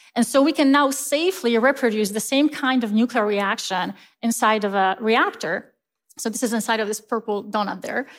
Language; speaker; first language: English; non-native, fluent; Polish